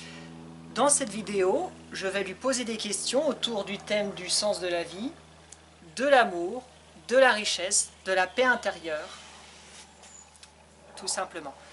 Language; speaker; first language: French; native; French